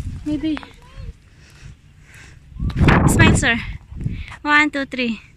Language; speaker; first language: English; non-native, learner; Filipino